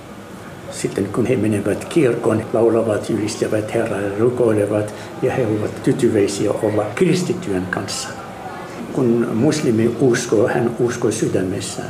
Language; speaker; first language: Finnish; non-native, learner; Arabic